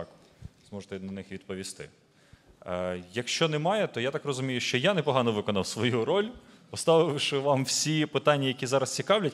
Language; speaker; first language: Ukrainian; native; Ukrainian